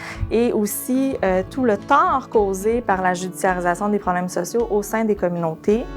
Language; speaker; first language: French; native; French